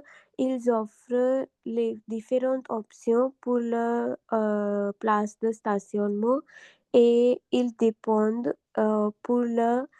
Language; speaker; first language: French; non-native, learner; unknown